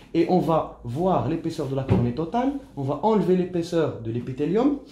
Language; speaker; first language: French; non-native, local second language; Arabic